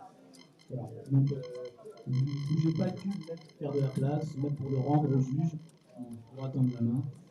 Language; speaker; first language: French; native; French